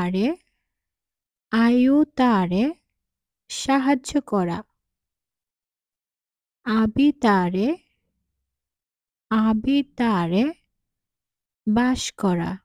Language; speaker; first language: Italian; non-native, fluent; Bangla